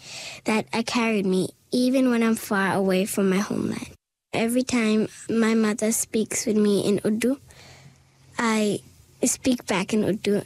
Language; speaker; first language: English; non-native, local second language; Urdu